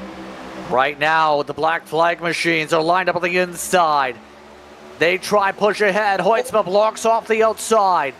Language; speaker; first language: English; native; English